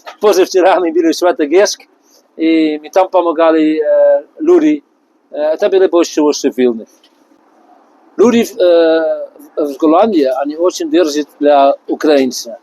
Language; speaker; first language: Russian; non-native, learner; Dutch